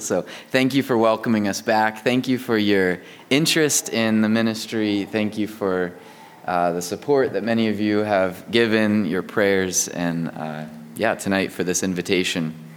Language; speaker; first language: English; native; English